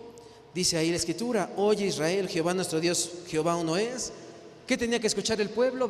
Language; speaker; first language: Spanish; native; Spanish